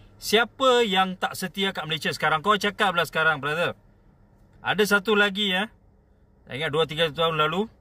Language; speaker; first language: Malay; non-native, local second language; Tamil